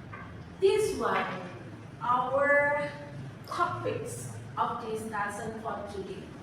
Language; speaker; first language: English; non-native, fluent; Indonesian